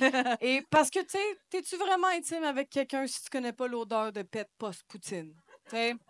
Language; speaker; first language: French; native; French